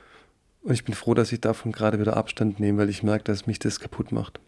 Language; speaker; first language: German; native; German